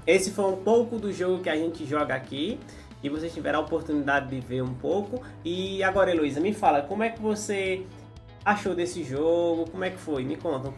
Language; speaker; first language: Portuguese; native; Portuguese